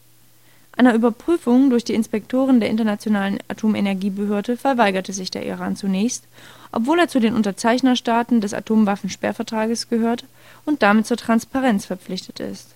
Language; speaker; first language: German; native; German